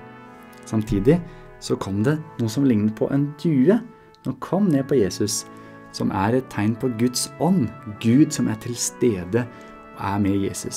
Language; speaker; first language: Norwegian; native; Norwegian